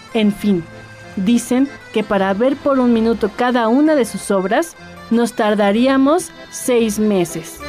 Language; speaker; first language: Spanish; native; Spanish